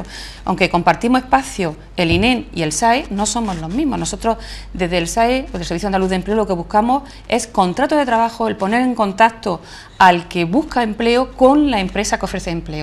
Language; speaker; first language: Spanish; native; Spanish